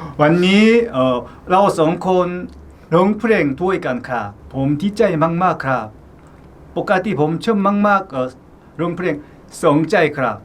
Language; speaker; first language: Thai; non-native, learner; Korean